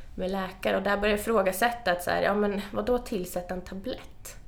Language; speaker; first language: Swedish; native; Swedish